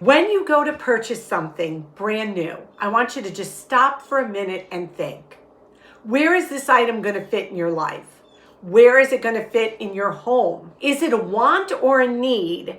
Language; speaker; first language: English; native; English